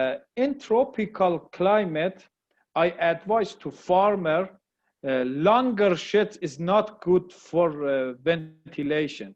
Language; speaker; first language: English; non-native, learner; Persian